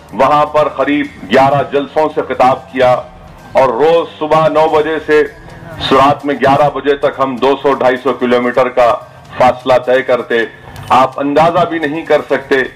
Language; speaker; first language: Urdu; native; Urdu